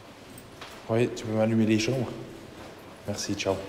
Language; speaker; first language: French; native; French